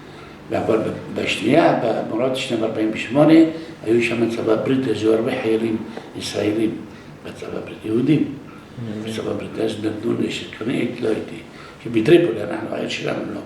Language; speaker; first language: Hebrew; non-native, local second language; Arabic